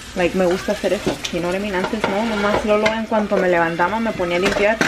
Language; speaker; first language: Spanish; early bilingual, heritage; Spanish